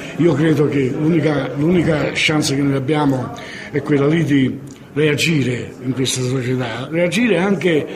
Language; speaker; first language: Italian; native; Italian